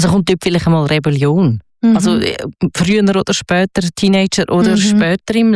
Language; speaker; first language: German; native; German